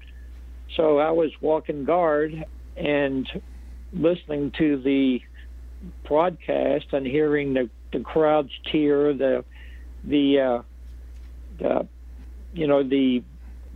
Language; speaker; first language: English; native; English